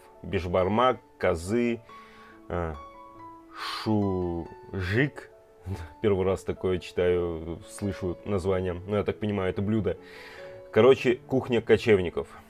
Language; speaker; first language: Russian; native; Russian